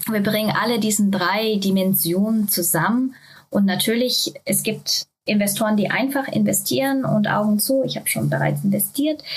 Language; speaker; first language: German; non-native, fluent; Japanese